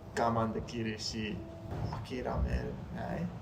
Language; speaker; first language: Japanese; non-native, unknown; English